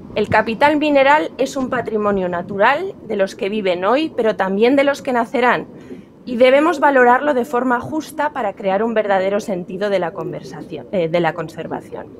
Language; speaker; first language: Spanish; native; Spanish